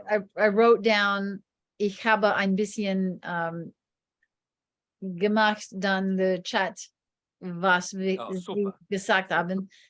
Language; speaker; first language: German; non-native, learner; English